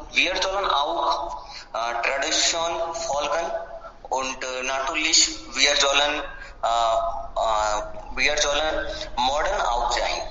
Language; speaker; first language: German; non-native, learner; Hindi